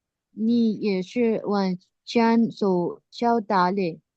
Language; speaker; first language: Chinese; non-native, learner; Indonesian